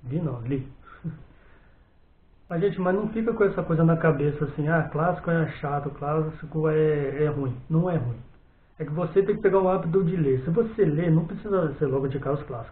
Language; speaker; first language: Portuguese; native; Portuguese